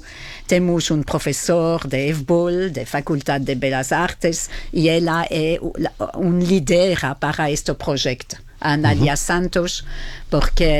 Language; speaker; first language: Portuguese; non-native, fluent; French